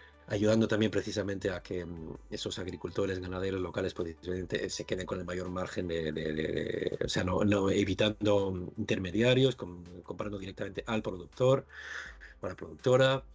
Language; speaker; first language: Spanish; native; Spanish